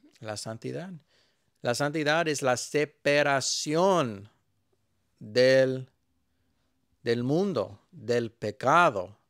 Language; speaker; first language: Spanish; early bilingual, heritage; Spanish